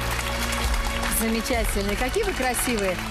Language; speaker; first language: Russian; native; Russian